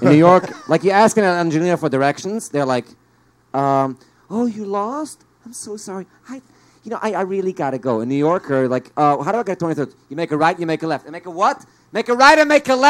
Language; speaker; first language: English; early bilingual, other home language; Yiddish